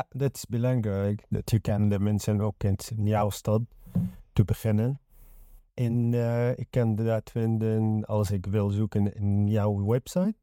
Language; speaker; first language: Dutch; non-native, learner; Arabic